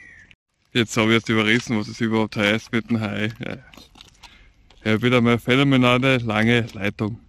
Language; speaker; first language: German; native; German